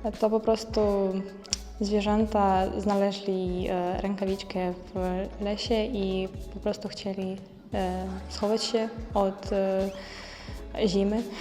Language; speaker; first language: Polish; non-native, learner; Ukrainian